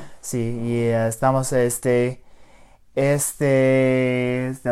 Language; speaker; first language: Spanish; early bilingual, heritage; English